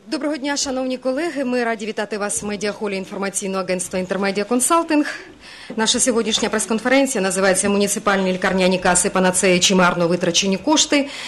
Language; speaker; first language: Ukrainian; native; Ukrainian